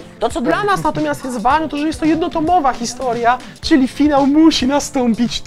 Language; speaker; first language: Polish; native; Polish